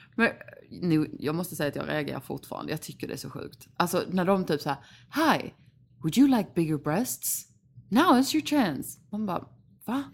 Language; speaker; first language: Swedish; native; Swedish